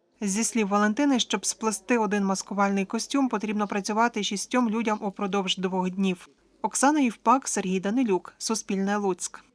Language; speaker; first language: Ukrainian; native; Ukrainian